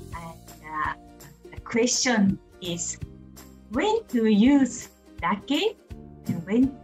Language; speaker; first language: English; non-native, fluent; Japanese